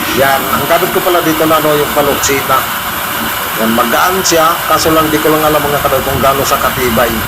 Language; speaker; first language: Filipino; non-native, local second language; Cebuano